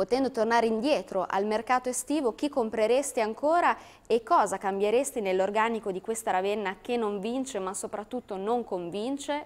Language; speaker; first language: Italian; native; Italian